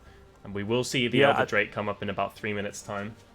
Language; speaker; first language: English; native; English